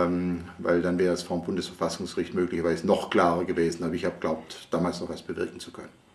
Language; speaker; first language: German; native; German